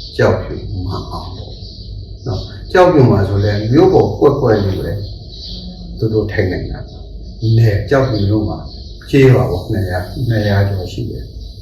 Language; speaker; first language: Burmese; native; Burmese